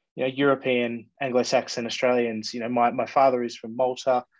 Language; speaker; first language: English; native; English